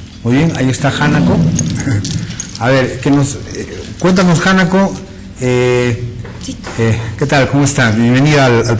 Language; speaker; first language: Spanish; native; Spanish